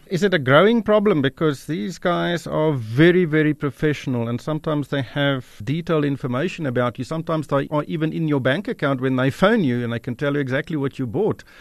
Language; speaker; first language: English; non-native, local second language; Afrikaans